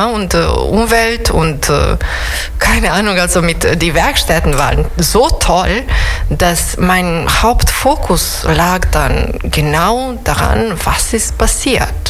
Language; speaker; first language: German; non-native, fluent; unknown